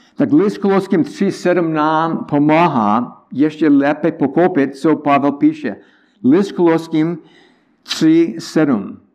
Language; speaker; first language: Czech; non-native, learner; English